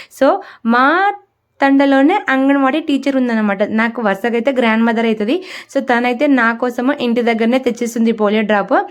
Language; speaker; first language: Telugu; non-native, local second language; Lambadi